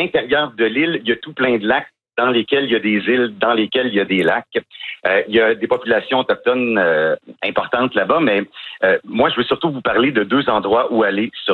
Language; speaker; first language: French; native; French